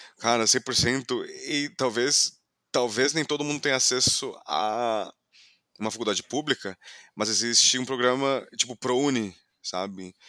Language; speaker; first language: Portuguese; non-native, fluent; English